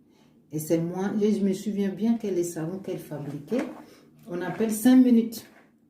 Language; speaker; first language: French; non-native, learner; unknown